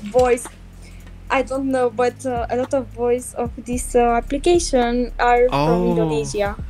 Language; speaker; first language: English; non-native, learner; Romanian